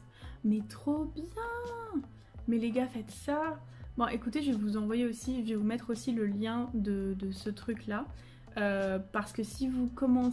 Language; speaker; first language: French; native; French